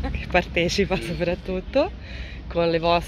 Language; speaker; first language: Italian; native; Italian